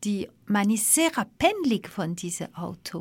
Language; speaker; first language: German; non-native, fluent; Dutch